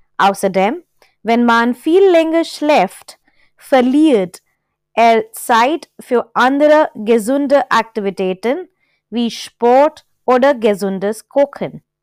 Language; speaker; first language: German; non-native, learner; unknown